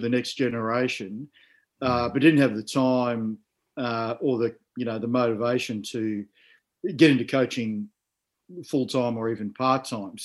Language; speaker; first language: English; native; English